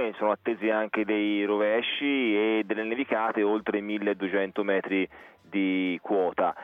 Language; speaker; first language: Italian; native; Italian